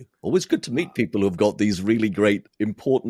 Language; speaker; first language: English; non-native, local second language; Welsh